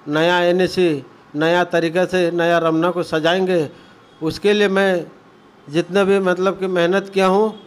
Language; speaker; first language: Hindi; non-native, local second language; Odia